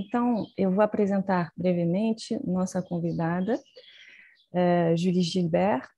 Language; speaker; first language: Portuguese; non-native, fluent; French